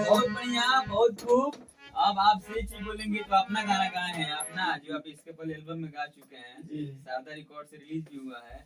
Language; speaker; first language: Hindi; non-native, local second language; Bhojpuri